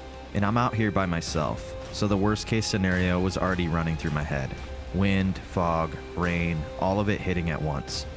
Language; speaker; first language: English; native; English